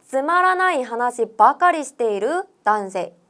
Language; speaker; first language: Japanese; non-native, fluent; Korean